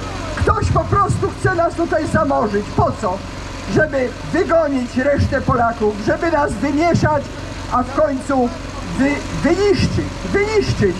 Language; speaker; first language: Polish; native; Polish